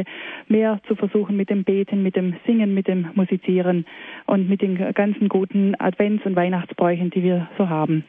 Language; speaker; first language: German; native; German